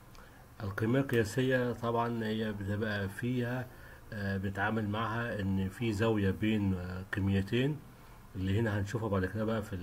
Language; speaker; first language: Arabic; native; Arabic